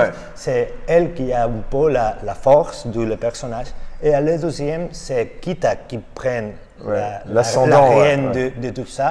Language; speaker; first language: French; non-native, learner; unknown